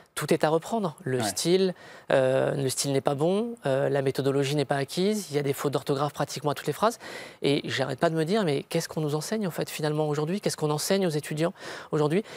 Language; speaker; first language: French; native; French